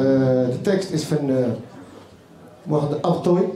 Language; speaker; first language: Dutch; non-native, fluent; Riffian